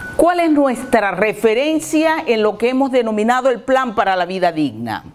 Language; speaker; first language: Spanish; native; Spanish